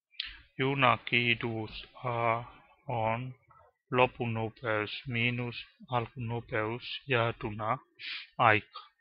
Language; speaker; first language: Finnish; non-native, learner; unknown